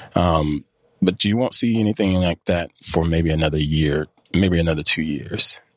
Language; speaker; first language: English; native; English